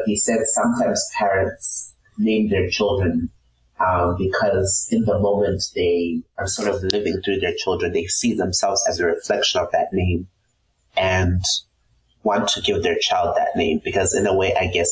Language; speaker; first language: English; non-native, local second language; Shona